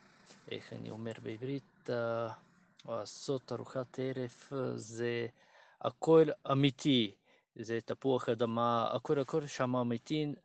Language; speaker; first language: Hebrew; non-native, learner; Bulgarian